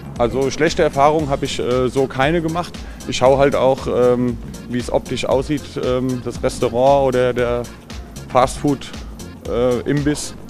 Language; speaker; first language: German; native; German